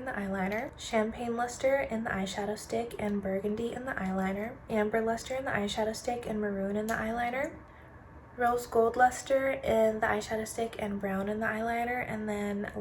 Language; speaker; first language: English; native; English